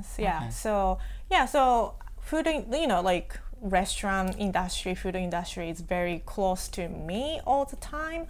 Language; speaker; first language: English; non-native, fluent; Japanese